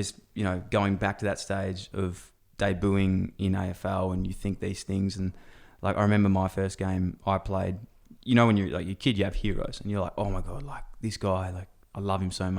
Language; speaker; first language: English; native; English